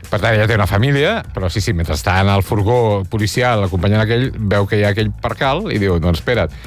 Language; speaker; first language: Catalan; native; Catalan